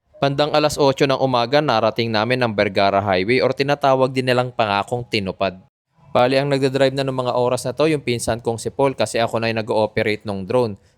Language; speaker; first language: Filipino; native; Filipino